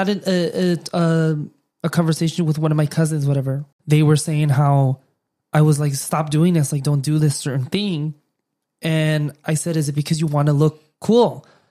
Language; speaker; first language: English; early bilingual, other home language; Spanish